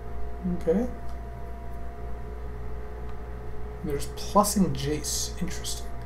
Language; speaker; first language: English; native; English